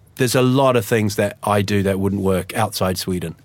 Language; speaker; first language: English; native; English